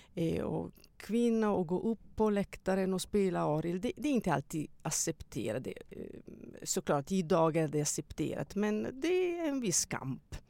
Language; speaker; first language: Swedish; non-native, fluent; Italian